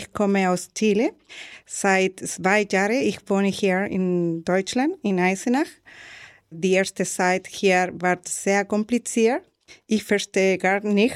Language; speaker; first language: German; non-native, learner; Spanish